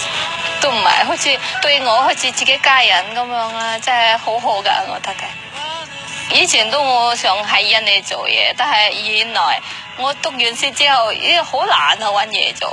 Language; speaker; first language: Cantonese; non-native, fluent; Indonesian